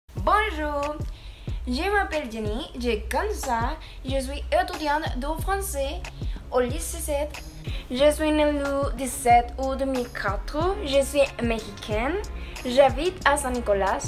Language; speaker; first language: French; non-native, learner; Spanish